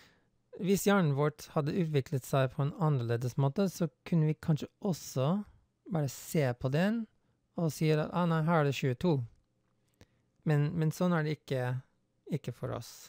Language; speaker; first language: Norwegian; non-native, fluent; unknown